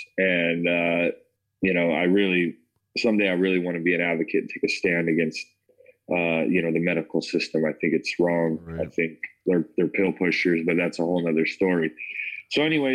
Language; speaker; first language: English; native; English